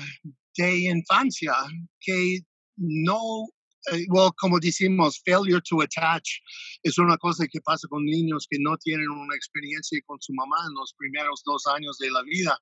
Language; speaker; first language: Spanish; non-native, fluent; English